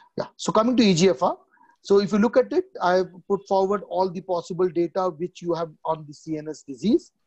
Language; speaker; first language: English; non-native, local second language; Odia